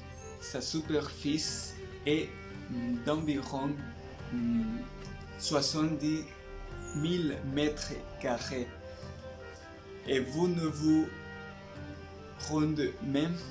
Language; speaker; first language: French; non-native, learner; Spanish